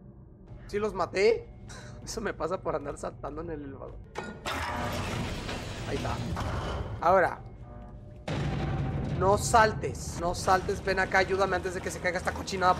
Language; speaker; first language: Spanish; native; Spanish